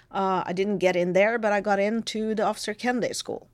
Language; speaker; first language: English; non-native, fluent; Norwegian